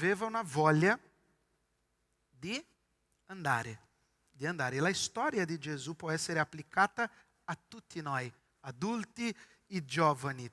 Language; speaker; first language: Italian; non-native, fluent; Portuguese